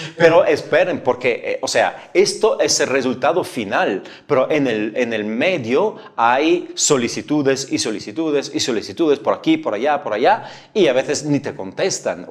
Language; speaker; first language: Spanish; non-native, fluent; Italian